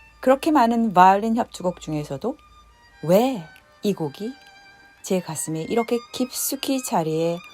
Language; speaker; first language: Korean; native; Korean